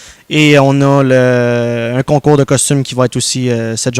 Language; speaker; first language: French; native; French